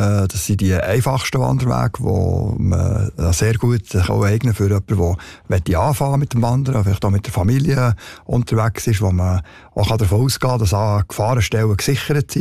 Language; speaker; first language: German; native; German